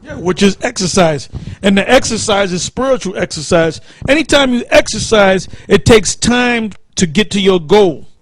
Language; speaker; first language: English; native; English